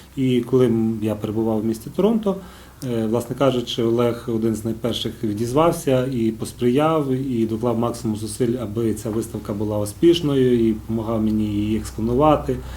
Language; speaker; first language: Ukrainian; native; Ukrainian